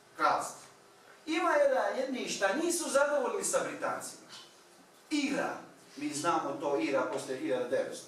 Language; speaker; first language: Bosnian; non-native, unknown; Turkish